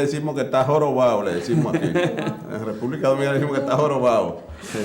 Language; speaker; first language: Spanish; native; Spanish